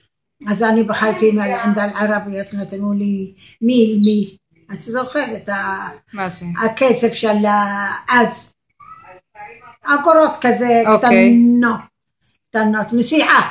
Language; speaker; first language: Hebrew; non-native, learner; Arabic